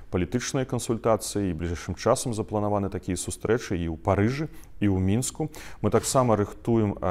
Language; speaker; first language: Belarusian; non-native, local second language; Russian